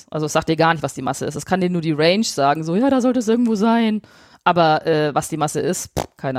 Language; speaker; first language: German; native; German